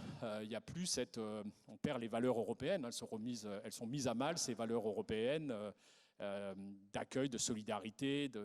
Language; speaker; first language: French; native; French